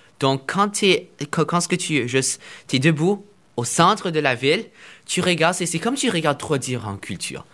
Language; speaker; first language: French; non-native, fluent; Chinese